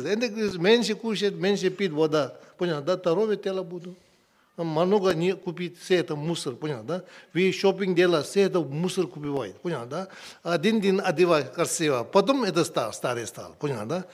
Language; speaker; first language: Russian; non-native, learner; Tibetan